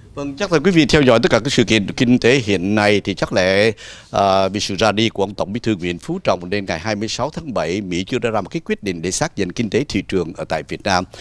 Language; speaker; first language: Vietnamese; native; Vietnamese